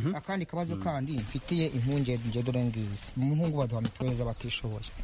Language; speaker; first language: Kinyarwanda; native; Kinyarwanda